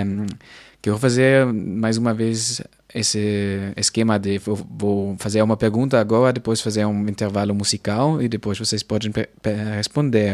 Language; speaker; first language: Portuguese; non-native, fluent; German